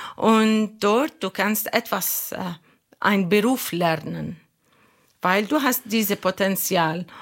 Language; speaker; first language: German; non-native, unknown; Arabic